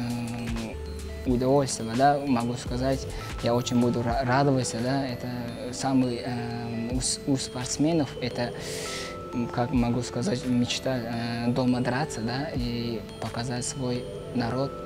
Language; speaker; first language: Russian; non-native, local second language; Uzbek